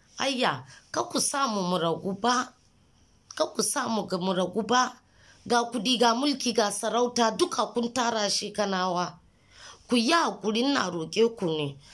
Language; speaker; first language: Hausa; native; Hausa